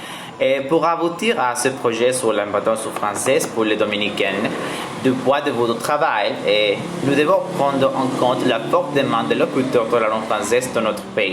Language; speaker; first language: French; non-native, learner; Spanish